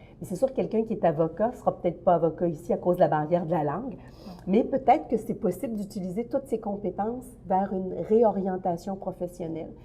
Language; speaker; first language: French; native; French